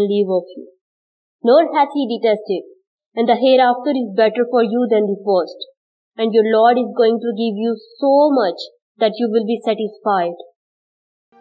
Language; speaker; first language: English; non-native, local second language; Urdu